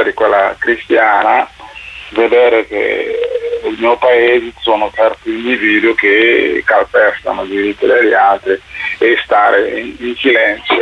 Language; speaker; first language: Italian; non-native, fluent; Upper Guinea Crioulo